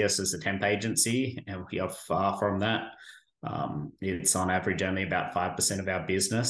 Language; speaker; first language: English; native; English